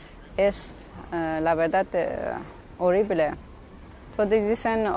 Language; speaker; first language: Spanish; non-native, learner; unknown